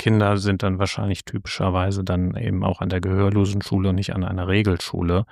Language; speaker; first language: German; native; German